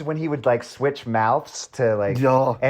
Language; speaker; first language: English; native; English